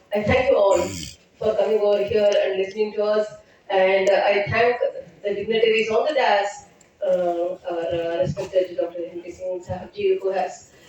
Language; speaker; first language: English; non-native, local second language; Tamil